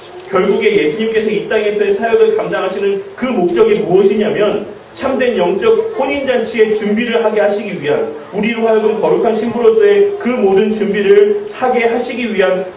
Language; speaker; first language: Korean; native; Korean